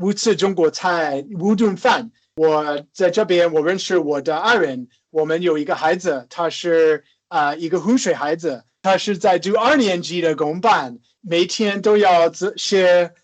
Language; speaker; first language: Chinese; non-native, fluent; English